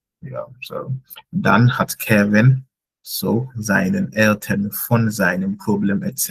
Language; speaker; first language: German; non-native, fluent; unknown